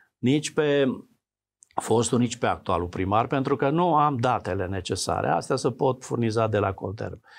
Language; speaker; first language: Romanian; native; Romanian